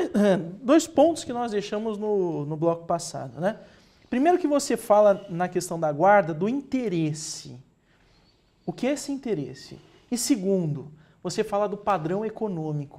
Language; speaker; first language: Portuguese; native; Portuguese